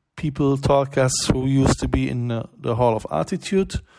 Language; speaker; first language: English; non-native, fluent; German